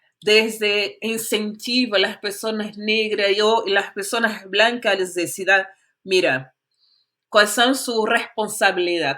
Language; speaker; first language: Spanish; non-native, fluent; Portuguese